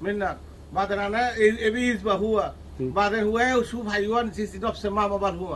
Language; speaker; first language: Arabic; non-native, learner; Bangla